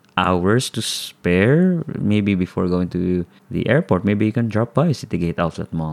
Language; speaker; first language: English; non-native, local second language; Cebuano